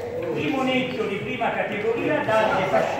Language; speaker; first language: Italian; native; Italian